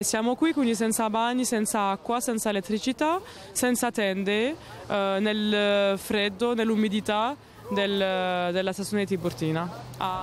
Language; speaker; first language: Italian; native; Italian